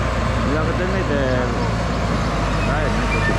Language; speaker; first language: Italian; native; Italian